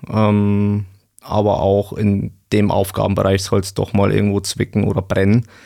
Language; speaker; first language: German; native; German